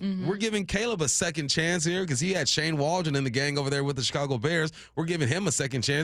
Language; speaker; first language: English; native; English